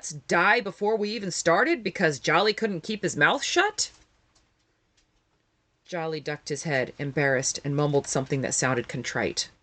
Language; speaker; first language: English; native; English